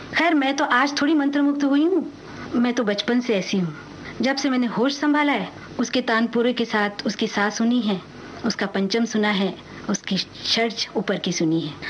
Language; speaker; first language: Hindi; non-native, local second language; Marathi